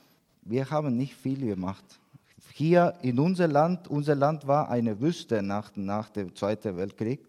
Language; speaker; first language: German; non-native, learner; Spanish